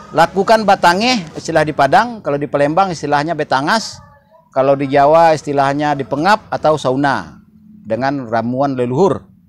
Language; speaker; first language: Indonesian; non-native, local second language; Minangkabau